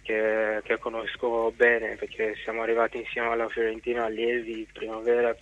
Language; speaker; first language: Italian; non-native, fluent; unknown